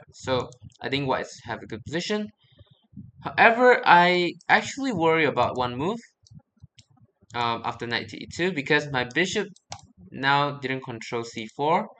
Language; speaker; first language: English; non-native, fluent; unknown